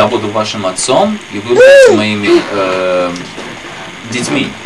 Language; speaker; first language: Russian; non-native, local second language; Latvian